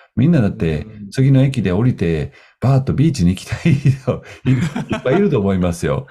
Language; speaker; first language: Japanese; non-native, fluent; Dutch